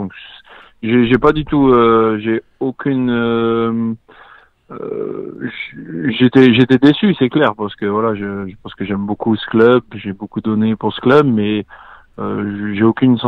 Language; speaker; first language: French; native; French